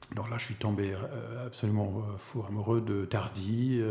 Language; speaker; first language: French; non-native, fluent; English